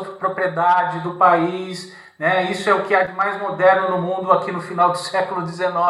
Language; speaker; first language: Portuguese; native; Portuguese